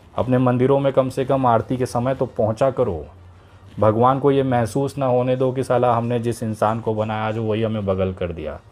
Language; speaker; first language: Hindi; native; Hindi